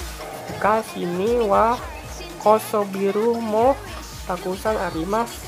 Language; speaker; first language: Japanese; non-native, learner; Indonesian